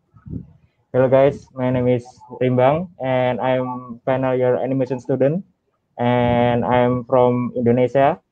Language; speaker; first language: English; non-native, learner; Indonesian